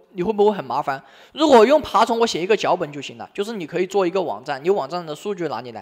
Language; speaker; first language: Chinese; native; Chinese